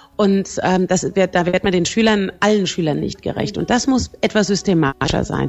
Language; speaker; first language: German; native; German